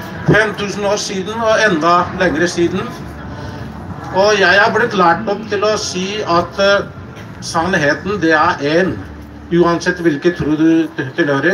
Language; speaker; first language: Norwegian; non-native, fluent; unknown